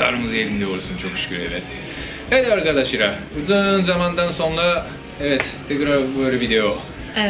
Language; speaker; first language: Turkish; non-native, fluent; Japanese